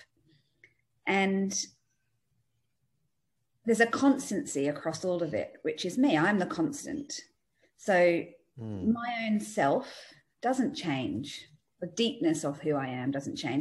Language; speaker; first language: English; native; English